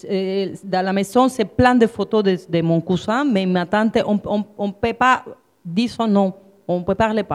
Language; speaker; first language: French; non-native, fluent; Spanish